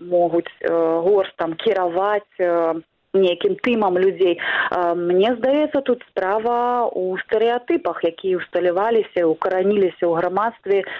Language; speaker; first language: Belarusian; non-native, local second language; Russian